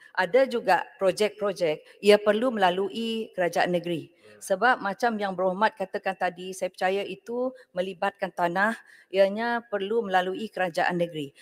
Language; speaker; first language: Malay; native; Malay